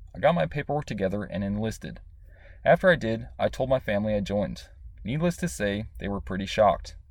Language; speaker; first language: English; native; English